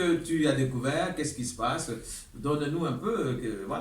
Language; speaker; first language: French; native; French